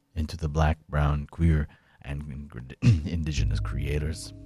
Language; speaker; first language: English; native; English